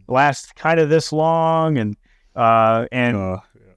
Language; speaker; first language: English; native; English